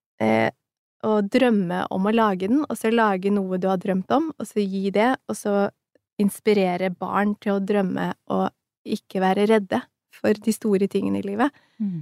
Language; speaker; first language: Norwegian; early bilingual, other home language; Somali